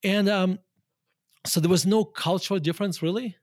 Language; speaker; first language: English; non-native, fluent; Russian